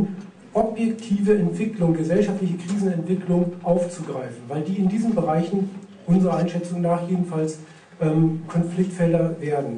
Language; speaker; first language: German; native; German